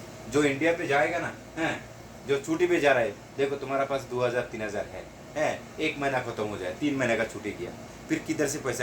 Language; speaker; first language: Hindi; non-native, learner; Bangla